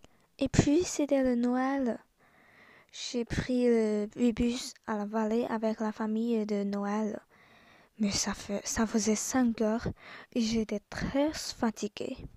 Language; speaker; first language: French; non-native, learner; Chinese